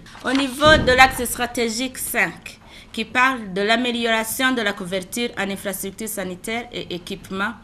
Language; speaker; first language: French; non-native, local second language; Rundi